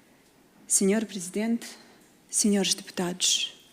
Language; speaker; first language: Portuguese; non-native, fluent; Russian